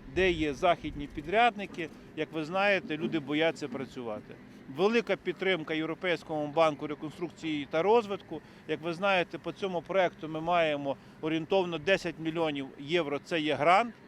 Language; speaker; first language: Ukrainian; native; Ukrainian